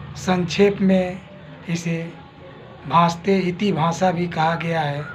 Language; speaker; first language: Hindi; native; Hindi